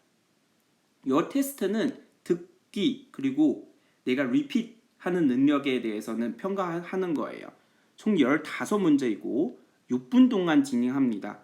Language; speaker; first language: Korean; non-native, fluent; Chinese